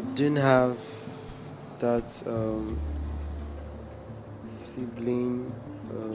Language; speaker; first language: English; non-native, local second language; Igbo